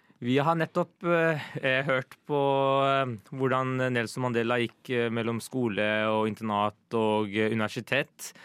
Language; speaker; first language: Norwegian; native; Norwegian